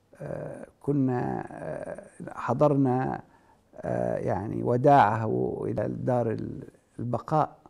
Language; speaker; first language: Arabic; native; Arabic